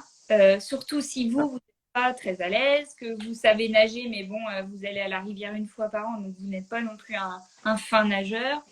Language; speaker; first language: French; native; French